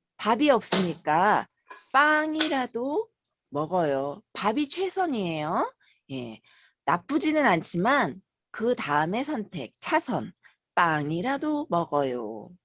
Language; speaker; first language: Korean; native; Korean